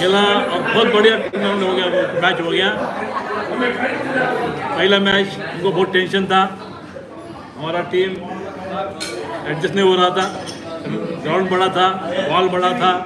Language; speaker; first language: Hindi; non-native, local second language; Marathi